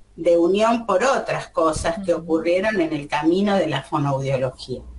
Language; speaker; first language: Spanish; native; Spanish